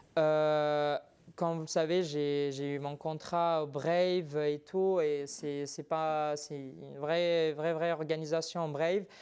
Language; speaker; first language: French; non-native, fluent; Arabic